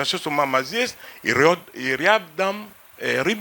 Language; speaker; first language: Russian; non-native, fluent; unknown